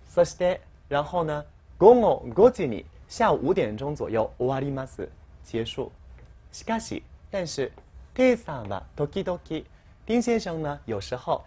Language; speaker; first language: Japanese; non-native, fluent; Chinese